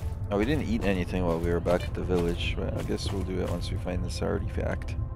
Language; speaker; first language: English; early bilingual, other home language; Russian